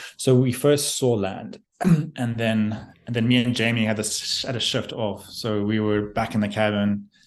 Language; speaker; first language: English; native; English